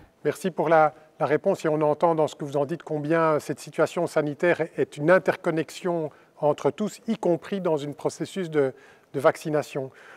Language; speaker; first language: French; native; French